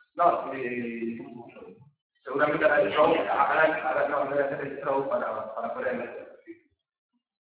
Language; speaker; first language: Spanish; native; Spanish